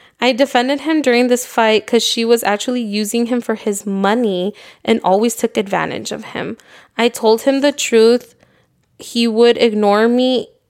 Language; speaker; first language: English; early bilingual, other home language; Spanish